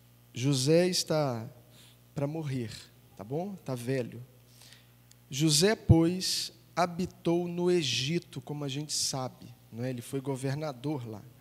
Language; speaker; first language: Portuguese; native; Portuguese